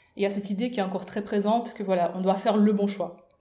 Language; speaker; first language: French; non-native, fluent; Russian